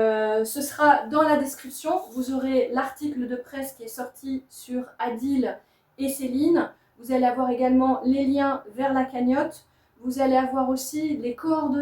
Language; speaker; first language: French; native; French